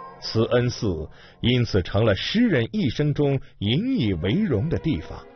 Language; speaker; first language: Chinese; native; Chinese